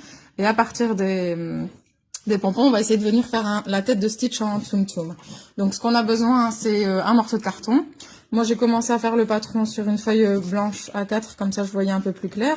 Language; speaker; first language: French; native; French